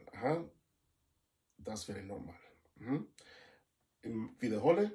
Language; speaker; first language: German; non-native, fluent; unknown